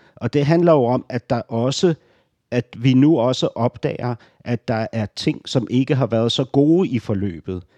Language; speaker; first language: Danish; native; Danish